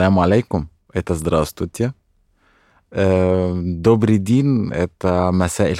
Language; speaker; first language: Russian; non-native, fluent; Arabic